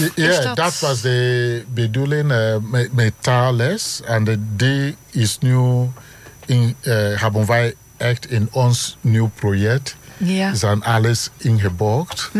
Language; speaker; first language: Dutch; non-native, learner; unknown